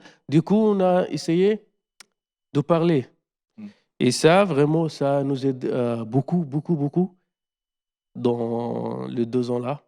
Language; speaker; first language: French; non-native, learner; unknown